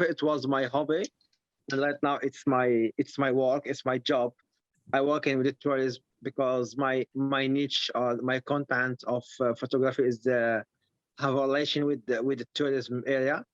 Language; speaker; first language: English; non-native, learner; Arabic